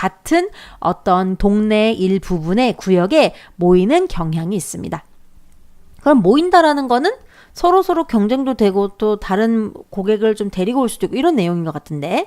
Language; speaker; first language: Korean; native; Korean